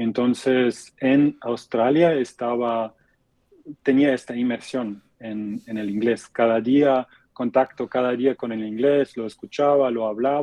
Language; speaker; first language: Spanish; non-native, fluent; German